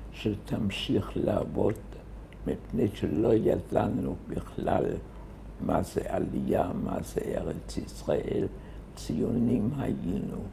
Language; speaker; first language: Hebrew; early bilingual, other home language; German